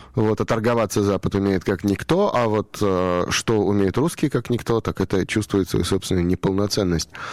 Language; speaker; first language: Russian; native; Russian